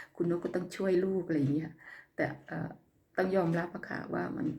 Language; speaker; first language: Thai; native; Thai